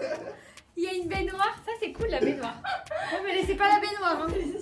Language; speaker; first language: French; native; French